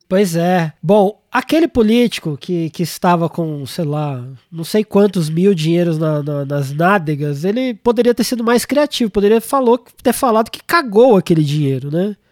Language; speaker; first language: Portuguese; native; Portuguese